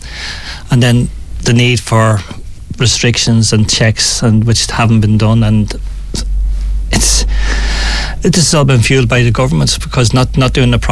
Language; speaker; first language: English; native; English